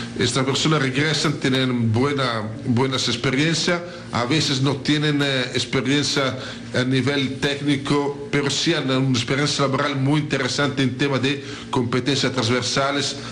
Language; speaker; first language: Spanish; non-native, fluent; Italian